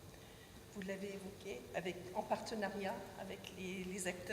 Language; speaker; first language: French; native; French